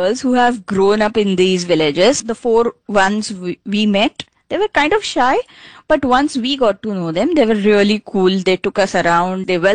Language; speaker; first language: English; non-native, local second language; Marathi